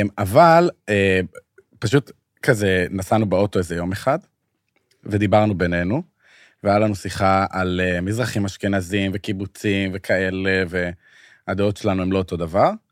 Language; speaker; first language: Hebrew; native; Hebrew